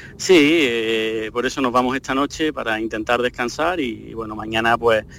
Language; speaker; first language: Spanish; native; Spanish